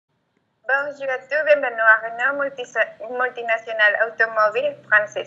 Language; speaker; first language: French; non-native, learner; Spanish